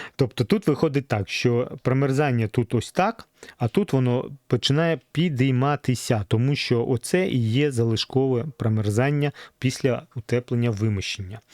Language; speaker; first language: Ukrainian; non-native, local second language; Russian